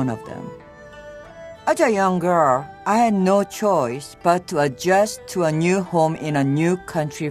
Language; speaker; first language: English; non-native, fluent; Korean